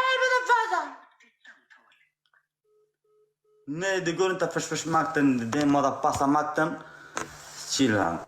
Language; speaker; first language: Swedish; non-native, learner; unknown